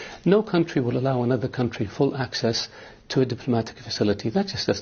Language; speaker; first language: English; non-native, fluent; Arabic